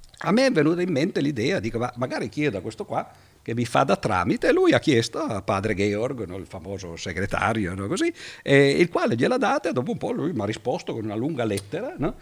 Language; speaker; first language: Italian; native; Italian